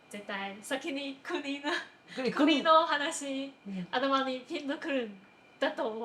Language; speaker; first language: Japanese; non-native, fluent; Chinese